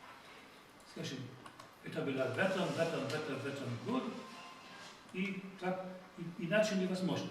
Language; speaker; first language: Russian; non-native, fluent; German